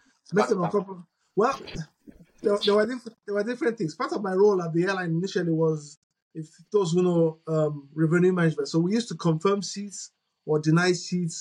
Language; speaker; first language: English; non-native, local second language; Igbo